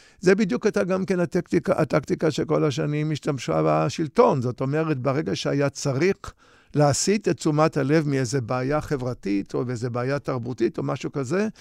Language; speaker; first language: Hebrew; native; Hebrew